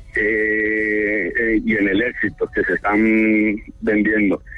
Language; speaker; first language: Spanish; native; Spanish